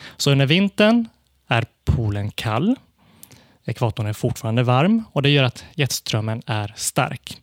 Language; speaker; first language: Swedish; early bilingual, other home language; Cantonese